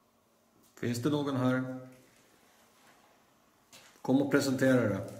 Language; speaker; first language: Swedish; native; Swedish